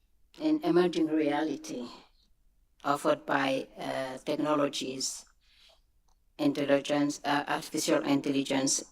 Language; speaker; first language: English; non-native, fluent; French